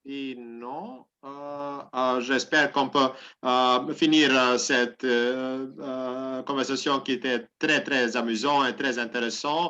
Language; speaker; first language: French; non-native, learner; Serbian